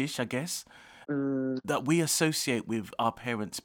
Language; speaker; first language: English; non-native, local second language; Jamaican Creole English